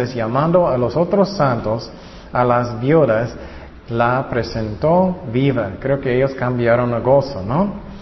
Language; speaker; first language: Spanish; non-native, fluent; English